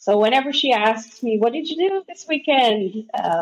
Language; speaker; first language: English; non-native, fluent; Dutch